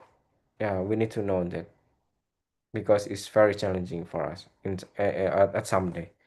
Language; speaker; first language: English; non-native, learner; Indonesian